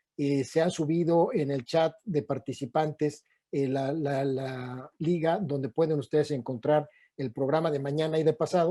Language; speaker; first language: Spanish; native; Spanish